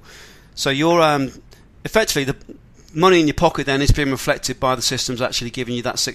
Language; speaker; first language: English; native; English